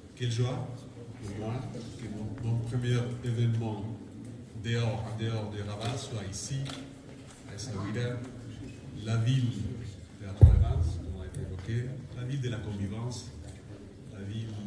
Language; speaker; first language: French; non-native, fluent; Spanish